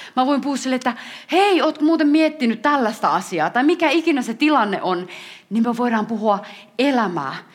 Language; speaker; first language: Finnish; native; Finnish